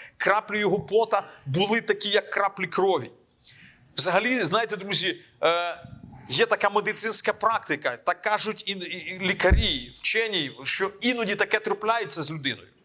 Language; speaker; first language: Ukrainian; non-native, local second language; Russian